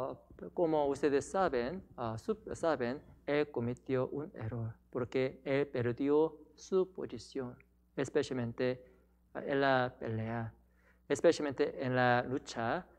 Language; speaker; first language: Spanish; non-native, learner; Korean